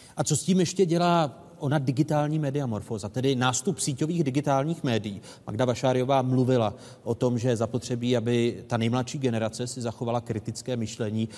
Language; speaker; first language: Czech; native; Czech